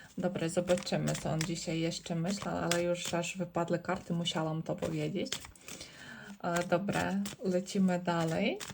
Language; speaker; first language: Polish; non-native, learner; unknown